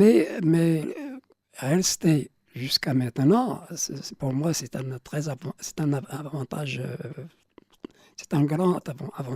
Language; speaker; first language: French; non-native, local second language; Arabic